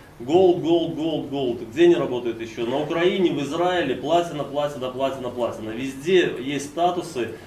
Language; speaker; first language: Russian; native; Russian